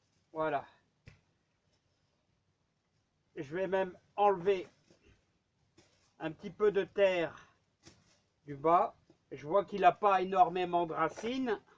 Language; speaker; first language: French; native; French